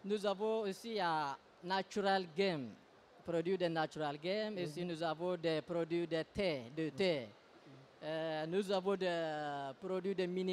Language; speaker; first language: French; non-native, learner; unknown